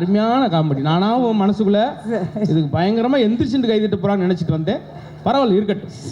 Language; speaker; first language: Tamil; native; Tamil